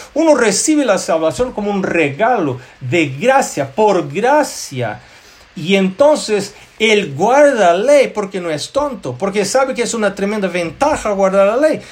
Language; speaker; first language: Spanish; non-native, fluent; Portuguese